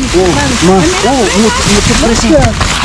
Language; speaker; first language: Spanish; non-native, learner; Filipino